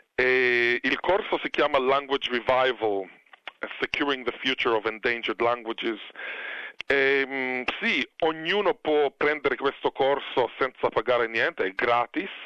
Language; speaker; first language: Italian; non-native, fluent; Hebrew